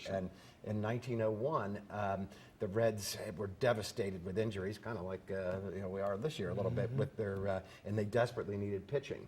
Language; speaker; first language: English; native; English